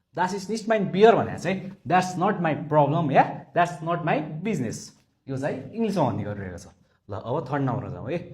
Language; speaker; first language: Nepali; native; Nepali